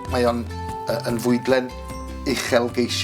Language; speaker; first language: Welsh; native; Welsh